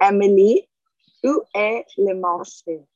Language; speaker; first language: French; non-native, learner; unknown